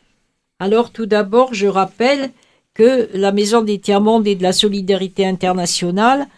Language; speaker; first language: French; native; French